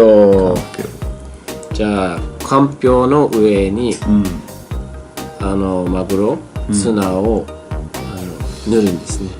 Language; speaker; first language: Japanese; non-native, fluent; English